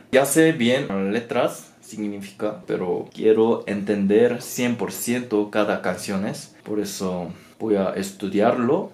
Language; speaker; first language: Spanish; non-native, learner; Korean